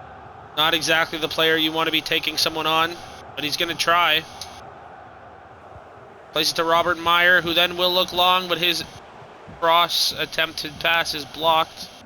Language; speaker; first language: English; native; English